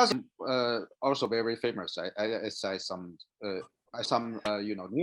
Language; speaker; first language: English; non-native, learner; Chinese